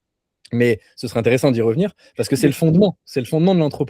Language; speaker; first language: French; native; French